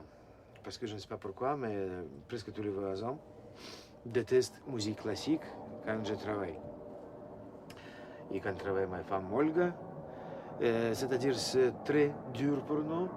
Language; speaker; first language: French; non-native, learner; Russian